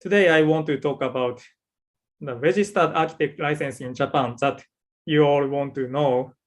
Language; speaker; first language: English; non-native, learner; Japanese